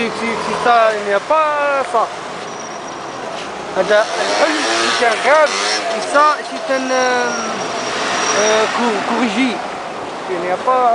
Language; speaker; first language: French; non-native, learner; Arabic